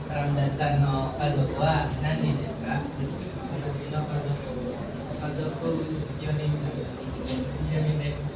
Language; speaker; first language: Japanese; non-native, learner; Indonesian